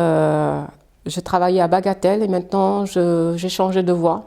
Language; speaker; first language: French; early bilingual, other home language; Fula